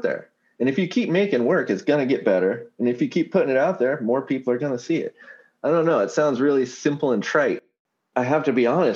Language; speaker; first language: English; native; English